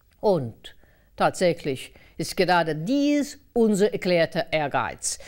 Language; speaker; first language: German; non-native, fluent; English